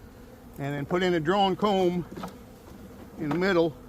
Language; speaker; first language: English; native; English